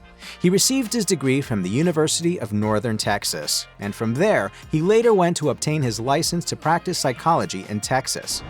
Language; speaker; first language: English; native; English